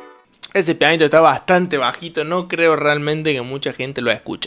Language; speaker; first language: Spanish; native; Spanish